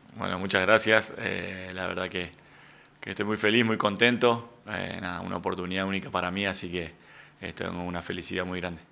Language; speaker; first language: Spanish; native; Spanish